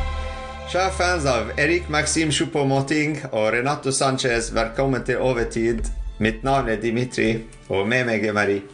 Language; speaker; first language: Norwegian; non-native, fluent; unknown